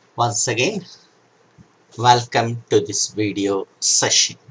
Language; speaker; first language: English; non-native, local second language; Kannada